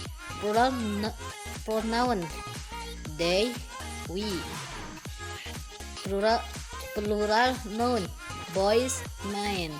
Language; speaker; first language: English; non-native, learner; Indonesian